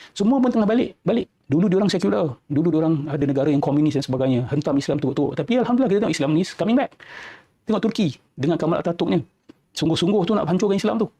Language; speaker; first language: Malay; native; Malay